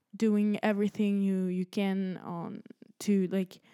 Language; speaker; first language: English; early bilingual, other home language; Spanish